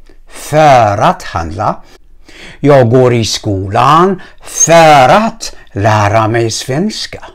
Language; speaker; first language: Swedish; non-native, fluent; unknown